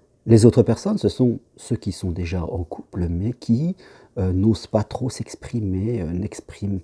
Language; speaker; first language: French; native; French